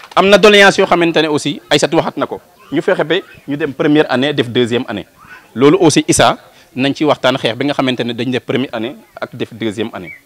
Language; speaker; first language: Wolof; non-native, local second language; Serer